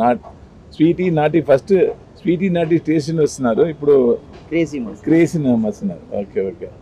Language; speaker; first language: Telugu; non-native, learner; Tamil